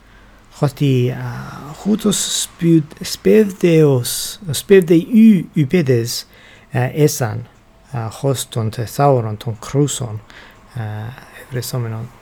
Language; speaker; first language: Greek; non-native, learner; English